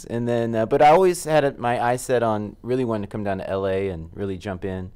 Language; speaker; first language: English; native; English